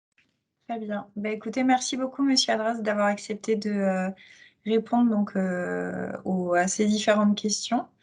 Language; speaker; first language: French; native; French